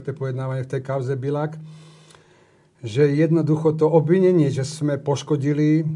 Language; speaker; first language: Slovak; native; Slovak